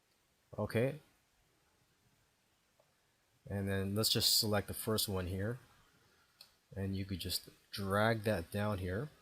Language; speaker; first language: English; native; English